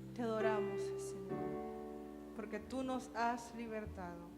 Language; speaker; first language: Spanish; native; Spanish